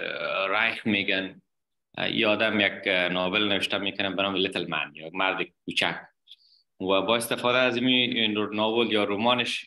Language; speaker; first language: Persian; native; Persian